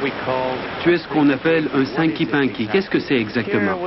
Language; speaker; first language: French; native; French